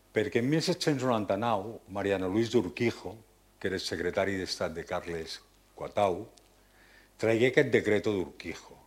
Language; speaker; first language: Catalan; non-native, local second language; Occitan